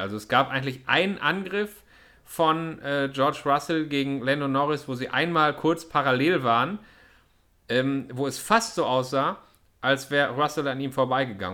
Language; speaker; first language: German; native; German